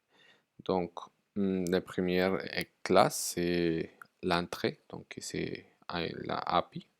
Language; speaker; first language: French; non-native, fluent; Spanish